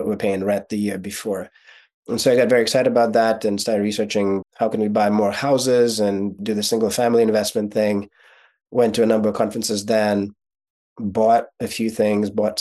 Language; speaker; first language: English; non-native, fluent; Russian